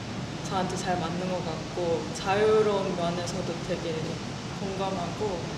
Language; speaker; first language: Korean; early bilingual, heritage; Korean